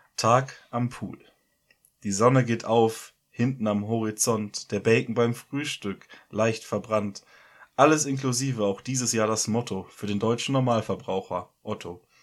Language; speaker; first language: German; native; German